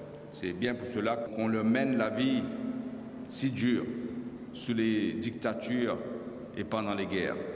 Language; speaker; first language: French; non-native, local second language; Morisyen